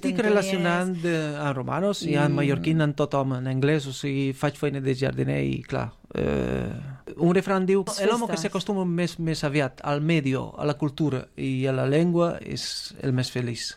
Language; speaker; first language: Catalan; non-native, fluent; Romanian